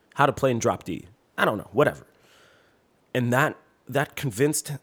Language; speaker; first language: English; non-native, fluent; French